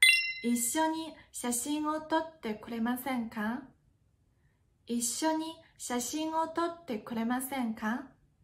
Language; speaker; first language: Japanese; non-native, fluent; Chinese